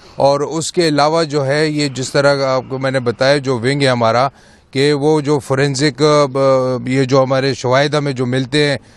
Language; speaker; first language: Urdu; non-native, local second language; Pashto